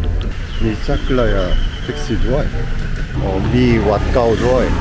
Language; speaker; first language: Thai; non-native, learner; Korean